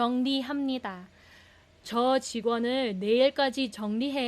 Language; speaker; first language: Korean; non-native, fluent; Filipino